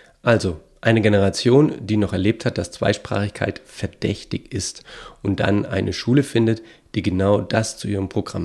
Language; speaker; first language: German; native; German